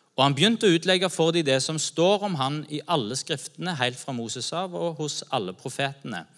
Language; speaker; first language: Norwegian; native; Norwegian